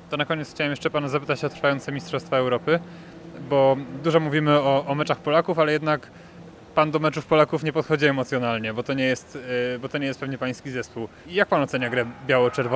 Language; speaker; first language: Polish; native; Polish